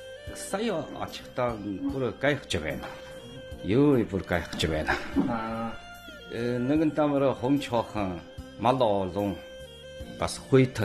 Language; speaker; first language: Mongolian; non-native, local second language; Chinese